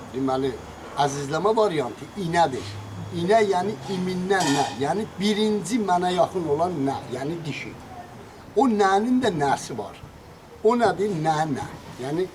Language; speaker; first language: Azerbaijani; non-native, local second language; Talysh